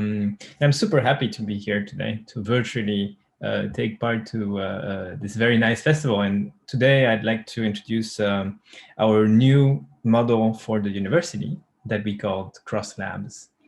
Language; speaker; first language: English; non-native, fluent; French